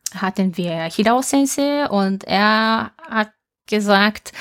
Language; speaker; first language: German; non-native, fluent; Japanese